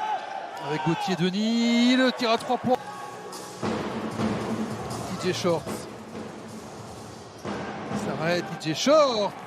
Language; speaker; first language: French; native; French